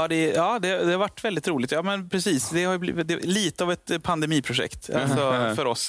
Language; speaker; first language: Swedish; native; Swedish